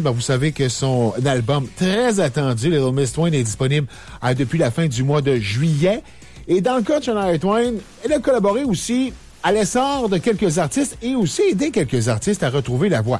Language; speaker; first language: French; native; French